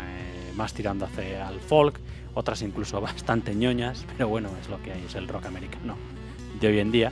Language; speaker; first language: Spanish; native; Spanish